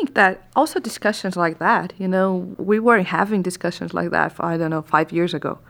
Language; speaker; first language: English; non-native, fluent; Portuguese